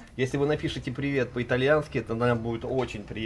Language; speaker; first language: Russian; native; Russian